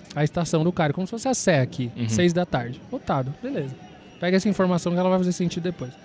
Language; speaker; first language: Portuguese; native; Portuguese